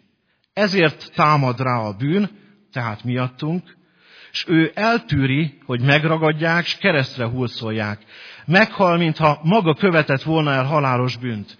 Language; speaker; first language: Hungarian; native; Hungarian